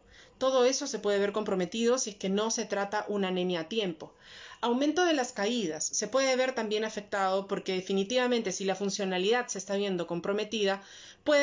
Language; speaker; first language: Spanish; native; Spanish